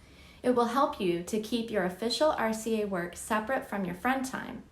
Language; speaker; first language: English; native; English